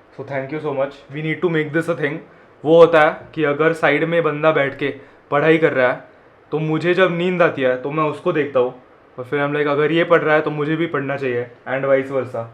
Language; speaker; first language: Hindi; non-native, local second language; Marathi